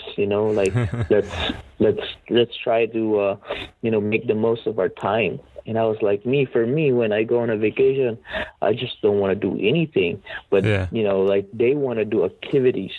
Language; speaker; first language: English; non-native, local second language; Filipino